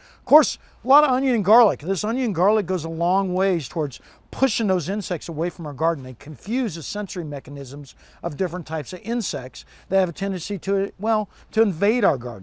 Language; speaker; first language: English; native; English